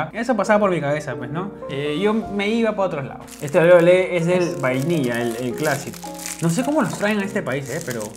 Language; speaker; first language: Spanish; native; Spanish